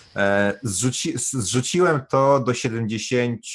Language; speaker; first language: Polish; native; Polish